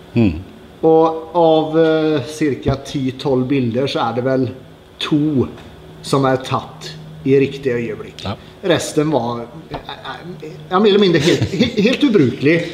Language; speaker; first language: Norwegian; native; Norwegian